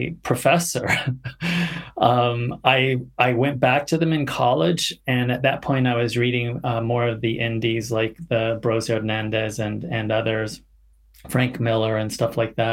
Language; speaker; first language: English; native; English